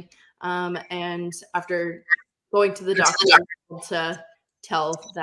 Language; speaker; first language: English; native; English